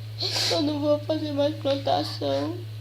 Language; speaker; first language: Portuguese; native; Portuguese